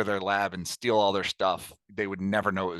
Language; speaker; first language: English; native; English